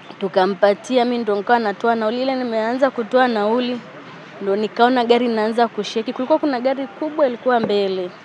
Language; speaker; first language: Swahili; native; Swahili